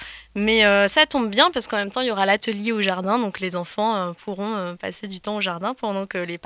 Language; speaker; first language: French; native; French